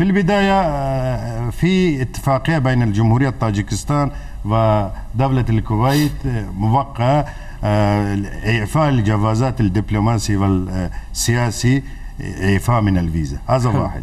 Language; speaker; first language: Arabic; non-native, fluent; Tajik